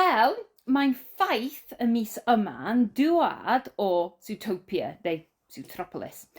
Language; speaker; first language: Welsh; non-native, learner; English